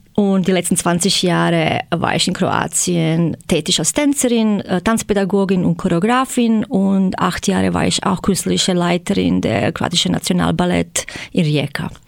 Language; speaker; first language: German; non-native, fluent; Croatian